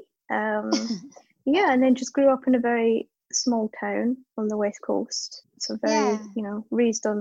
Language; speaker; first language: English; native; English